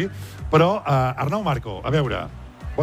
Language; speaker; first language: Catalan; native; Catalan